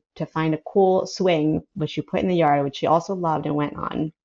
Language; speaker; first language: English; early bilingual, other home language; Spanish